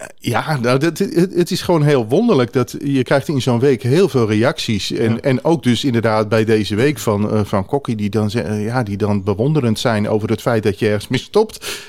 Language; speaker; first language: Dutch; native; Dutch